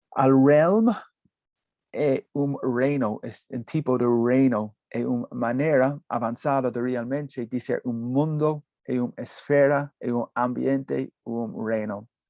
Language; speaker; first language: Portuguese; non-native, learner; English